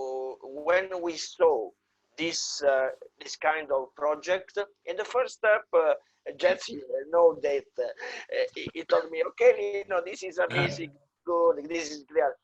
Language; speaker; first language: English; non-native, fluent; Italian